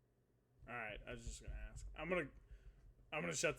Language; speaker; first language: English; native; English